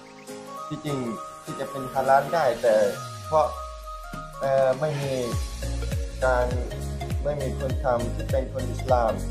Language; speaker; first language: Thai; non-native, local second language; Malay